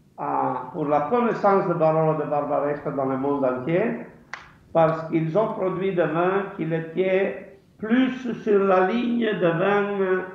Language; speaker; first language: French; non-native, fluent; Italian